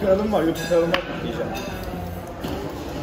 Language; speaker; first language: Turkish; native; Turkish